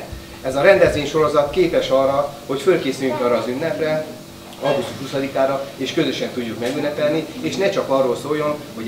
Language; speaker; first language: Hungarian; native; Hungarian